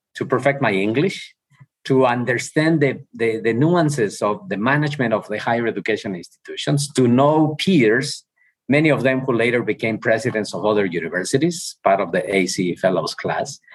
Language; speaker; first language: English; non-native, fluent; Spanish